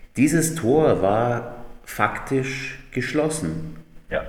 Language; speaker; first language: German; native; German